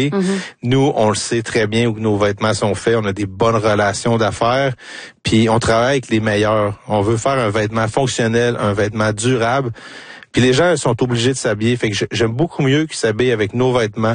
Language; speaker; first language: French; native; French